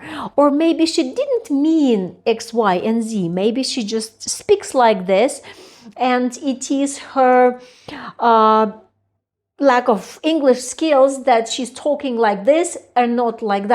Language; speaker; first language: English; non-native, fluent; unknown